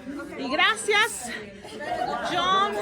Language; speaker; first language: Spanish; non-native, fluent; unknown